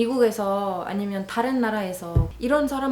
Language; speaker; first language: Korean; non-native, learner; Arabic